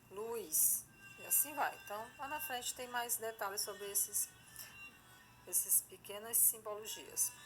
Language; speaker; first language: Portuguese; native; Portuguese